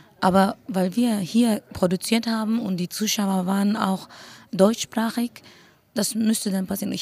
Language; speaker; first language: German; non-native, fluent; Kurdish